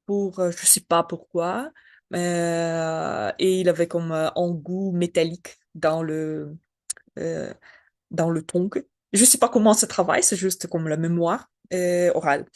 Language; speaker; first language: French; non-native, learner; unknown